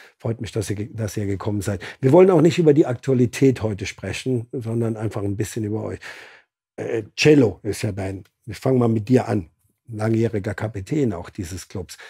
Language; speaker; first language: German; native; German